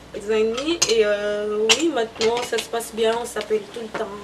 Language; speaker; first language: French; non-native, learner; Portuguese